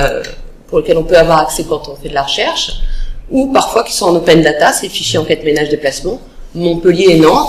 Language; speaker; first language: French; native; French